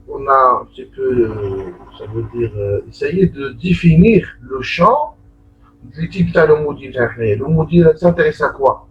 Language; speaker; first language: French; non-native, local second language; Arabic